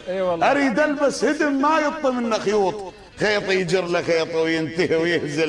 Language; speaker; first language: Arabic; native; Arabic